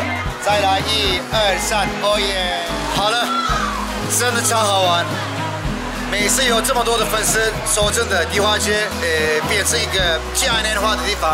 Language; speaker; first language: Chinese; non-native, fluent; Turkish